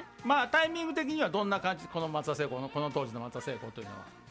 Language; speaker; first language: Japanese; native; Japanese